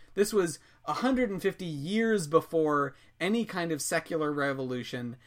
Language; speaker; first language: English; native; English